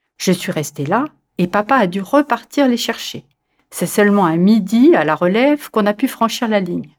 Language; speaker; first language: French; native; French